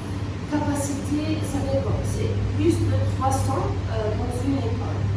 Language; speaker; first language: French; non-native, local second language; Arabic